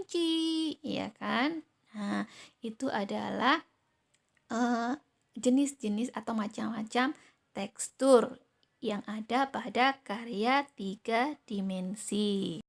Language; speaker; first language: Indonesian; native; Indonesian